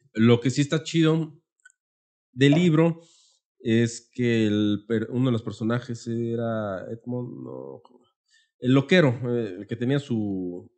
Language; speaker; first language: Spanish; native; Spanish